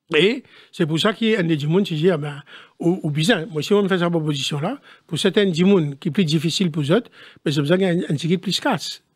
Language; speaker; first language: French; non-native, local second language; Morisyen